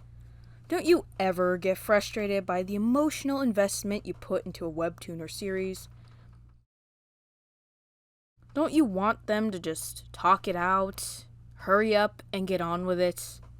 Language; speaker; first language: English; non-native, fluent; Malagasy